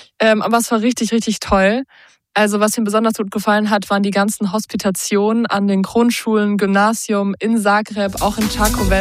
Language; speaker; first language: German; native; German